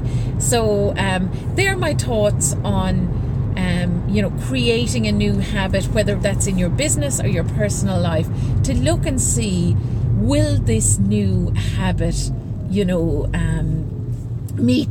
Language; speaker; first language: English; native; English